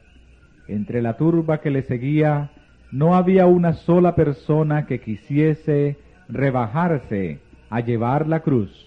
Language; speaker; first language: Spanish; native; Spanish